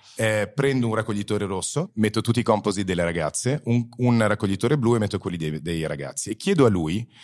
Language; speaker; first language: Italian; early bilingual, heritage; Italian